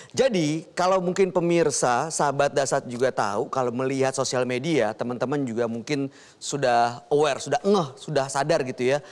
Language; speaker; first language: Indonesian; native; Indonesian